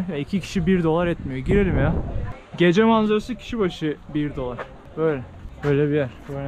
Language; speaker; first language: Turkish; native; Turkish